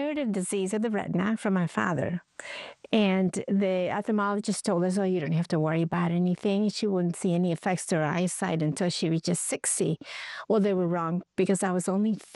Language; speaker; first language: English; non-native, fluent; Spanish